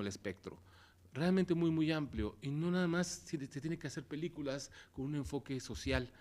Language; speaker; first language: Spanish; native; Spanish